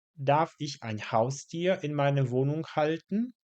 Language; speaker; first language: German; non-native, fluent; Polish